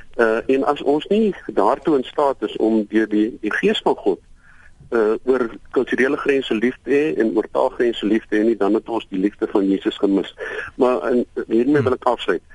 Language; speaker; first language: Afrikaans; native; Afrikaans